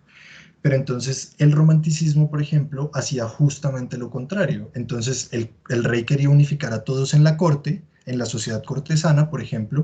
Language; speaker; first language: Spanish; native; Spanish